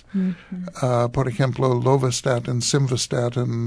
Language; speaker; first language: Spanish; non-native, learner; English